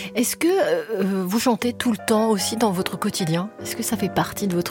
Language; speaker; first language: French; native; French